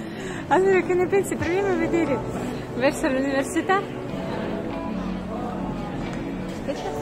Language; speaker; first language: Italian; non-native, learner; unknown